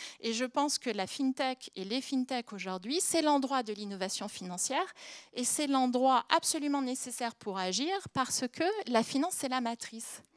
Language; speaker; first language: French; native; French